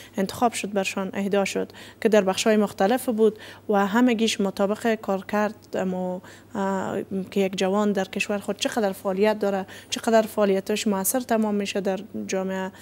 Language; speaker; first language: Persian; native; Persian